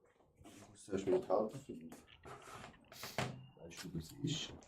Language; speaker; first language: German; native; German